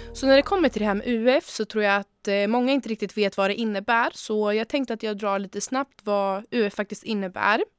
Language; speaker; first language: Swedish; early bilingual, other home language; German